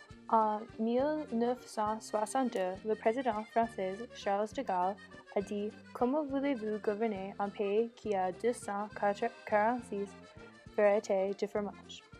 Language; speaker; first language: French; non-native, learner; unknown